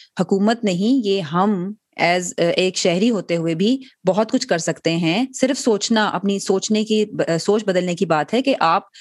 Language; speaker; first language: Urdu; native; Urdu